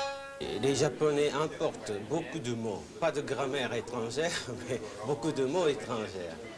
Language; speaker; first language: French; non-native, fluent; Japanese